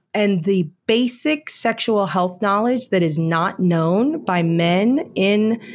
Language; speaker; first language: English; native; English